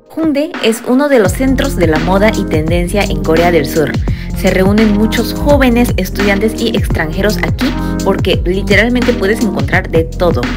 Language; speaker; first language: Spanish; non-native, fluent; Korean